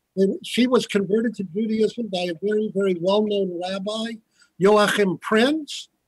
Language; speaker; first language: English; native; English